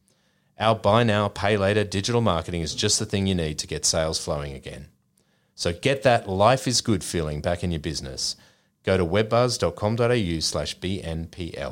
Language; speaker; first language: English; native; English